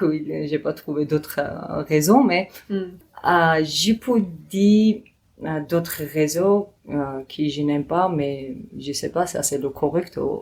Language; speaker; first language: French; non-native, learner; Georgian